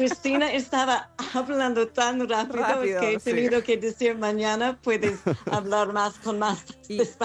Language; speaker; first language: Spanish; non-native, fluent; English